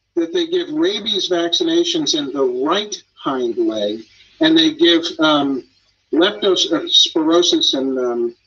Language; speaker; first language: English; native; English